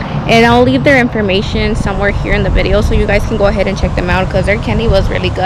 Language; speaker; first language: English; early bilingual, other home language; Spanish